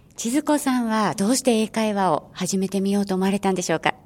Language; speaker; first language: Japanese; native; Japanese